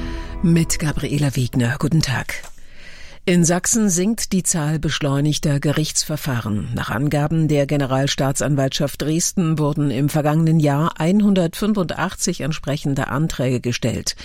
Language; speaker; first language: German; native; German